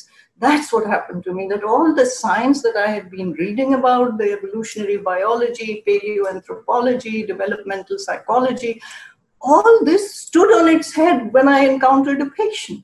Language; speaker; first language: English; non-native, local second language; Urdu